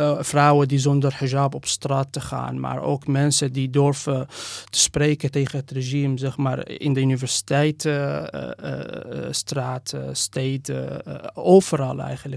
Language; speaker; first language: Dutch; non-native, fluent; Persian